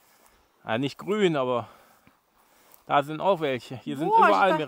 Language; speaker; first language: German; native; German